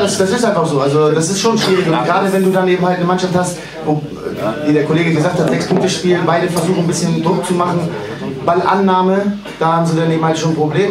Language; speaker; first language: German; native; German